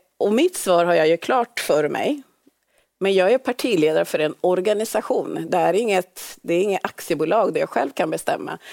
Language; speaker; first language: Swedish; early bilingual, other home language; Swahili